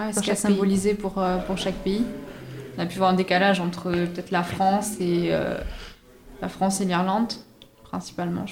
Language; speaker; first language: French; native; French